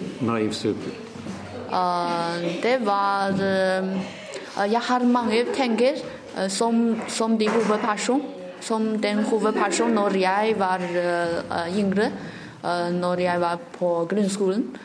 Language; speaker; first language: Norwegian; non-native, learner; Chinese